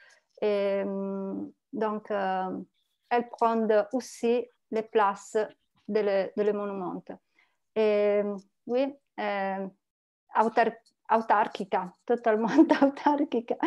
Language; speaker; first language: French; non-native, learner; Italian